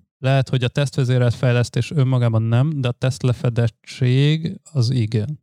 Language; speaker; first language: Hungarian; native; Hungarian